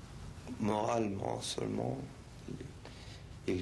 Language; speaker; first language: French; non-native, learner; Spanish